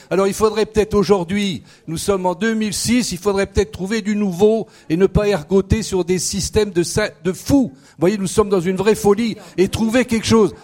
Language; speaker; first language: French; native; French